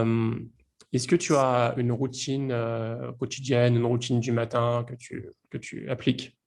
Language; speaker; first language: French; native; French